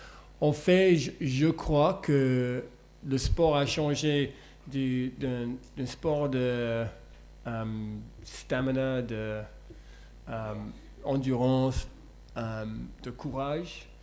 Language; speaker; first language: French; non-native, fluent; English